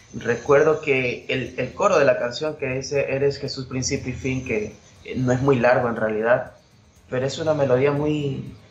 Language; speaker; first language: Spanish; native; Spanish